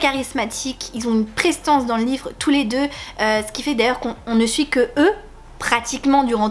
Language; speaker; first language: French; native; French